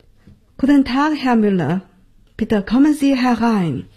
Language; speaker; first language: German; non-native, fluent; Chinese